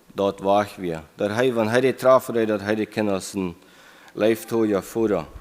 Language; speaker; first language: German; non-native, learner; English